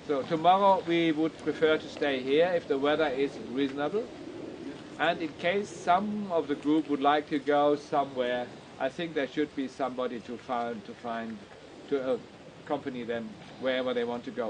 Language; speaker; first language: English; non-native, fluent; German